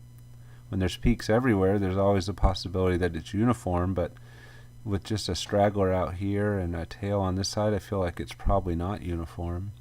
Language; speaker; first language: English; native; English